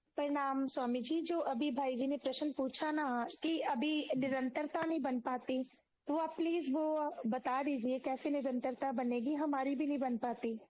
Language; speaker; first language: Hindi; native; Hindi